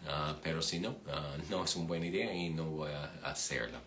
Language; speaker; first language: Spanish; non-native, fluent; English